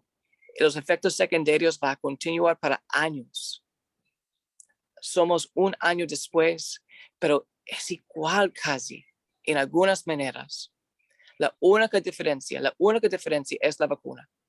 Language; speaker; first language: Spanish; non-native, learner; English